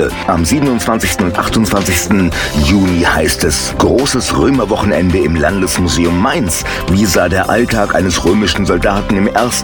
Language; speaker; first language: German; native; German